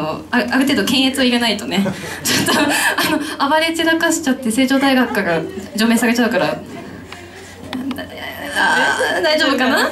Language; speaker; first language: Japanese; native; Japanese